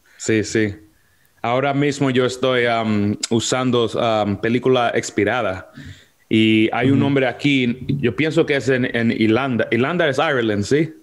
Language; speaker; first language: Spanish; early bilingual, heritage; Spanish